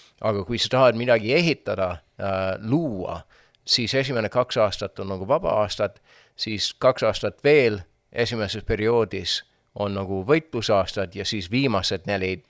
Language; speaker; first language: Estonian; non-native, fluent; English